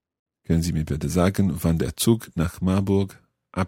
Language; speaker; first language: German; non-native, learner; English